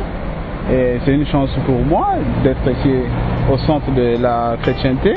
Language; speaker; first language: French; non-native, local second language; Kongo